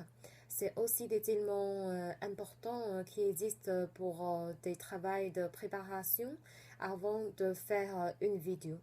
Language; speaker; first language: French; non-native, fluent; Chinese